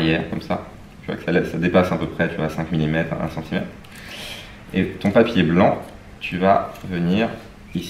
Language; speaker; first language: French; native; French